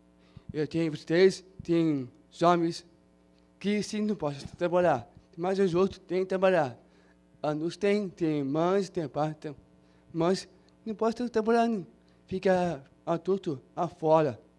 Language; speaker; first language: Portuguese; non-native, learner; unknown